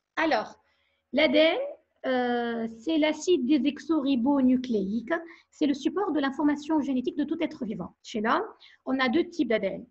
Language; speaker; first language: French; non-native, local second language; Arabic